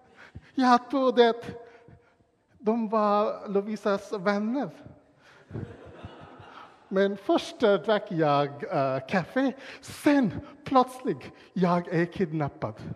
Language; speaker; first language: Swedish; non-native, fluent; English